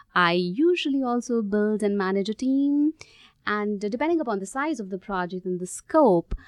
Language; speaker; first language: English; non-native, local second language; Hindi